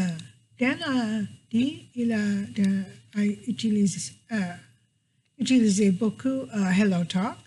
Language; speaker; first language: French; non-native, fluent; English